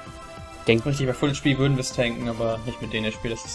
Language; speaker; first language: German; native; German